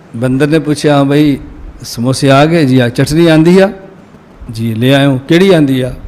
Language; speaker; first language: Urdu; non-native, local second language; Punjabi